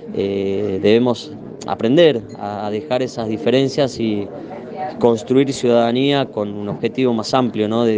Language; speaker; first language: Spanish; native; Spanish